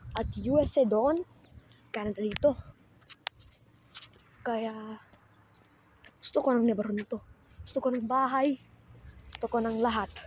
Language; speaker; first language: Filipino; non-native, learner; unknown